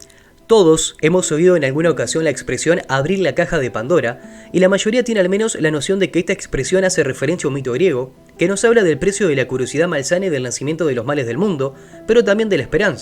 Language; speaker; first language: Spanish; native; Spanish